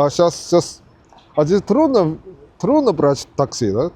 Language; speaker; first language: Russian; non-native, learner; Chinese